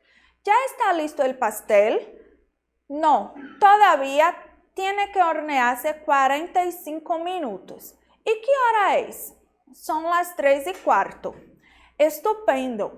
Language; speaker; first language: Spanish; non-native, fluent; Portuguese